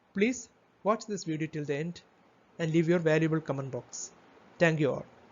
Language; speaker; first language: English; non-native, local second language; Malayalam